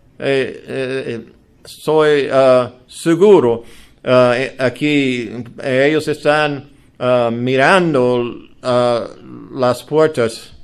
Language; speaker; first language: Spanish; non-native, learner; English